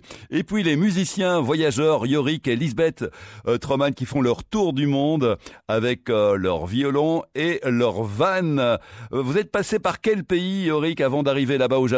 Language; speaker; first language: French; native; French